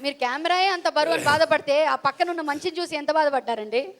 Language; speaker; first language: Telugu; native; Telugu